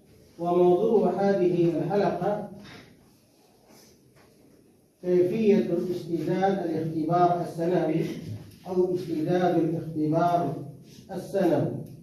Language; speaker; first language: Arabic; non-native, fluent; Urdu